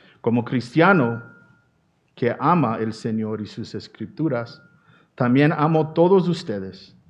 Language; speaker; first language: Spanish; non-native, fluent; English